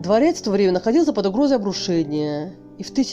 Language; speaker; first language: Russian; native; Russian